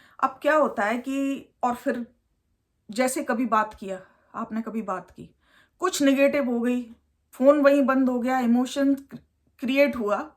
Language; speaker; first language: Hindi; native; Hindi